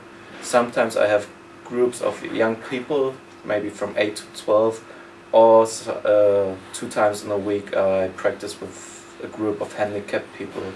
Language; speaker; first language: English; non-native, fluent; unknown